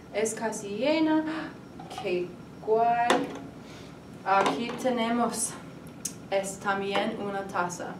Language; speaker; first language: Spanish; non-native, learner; English